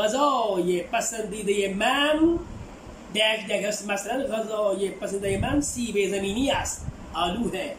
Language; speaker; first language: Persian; non-native, fluent; Urdu